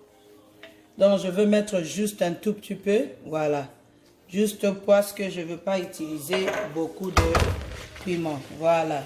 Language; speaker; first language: French; non-native, local second language; Lingala